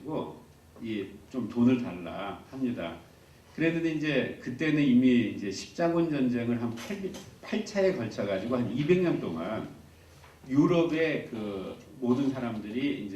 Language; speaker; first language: Korean; native; Korean